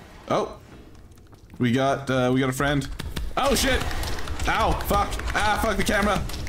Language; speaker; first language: English; native; English